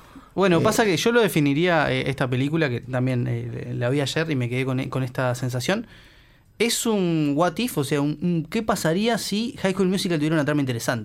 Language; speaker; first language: Spanish; native; Spanish